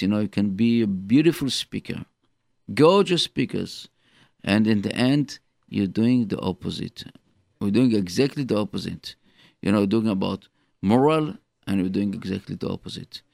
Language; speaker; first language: English; non-native, fluent; Hebrew